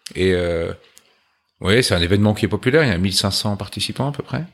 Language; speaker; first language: French; native; French